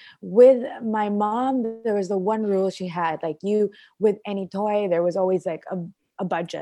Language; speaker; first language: English; non-native, local second language; Filipino